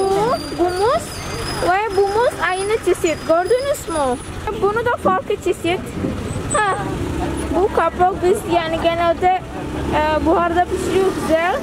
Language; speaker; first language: Turkish; non-native, learner; Javanese